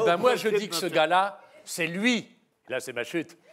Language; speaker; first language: French; native; French